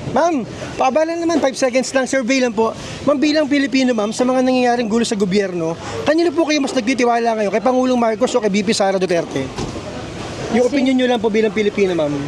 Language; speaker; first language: Filipino; native; Filipino